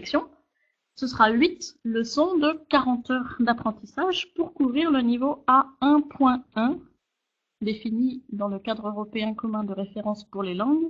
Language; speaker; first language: French; native; French